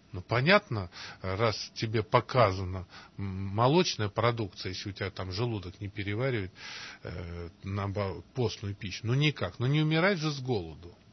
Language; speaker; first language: Russian; native; Russian